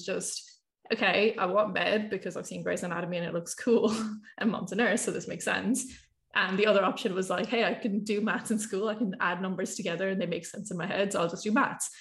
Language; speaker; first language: English; native; English